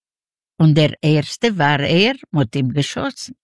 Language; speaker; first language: German; non-native, learner; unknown